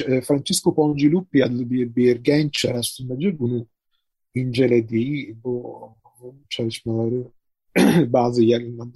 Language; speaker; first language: Turkish; non-native, fluent; Italian